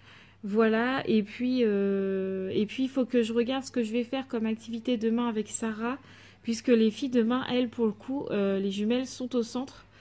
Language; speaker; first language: French; native; French